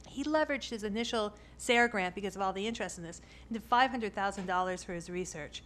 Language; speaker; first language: English; native; English